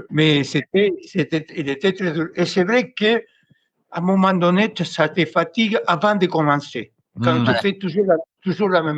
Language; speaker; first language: French; non-native, fluent; Spanish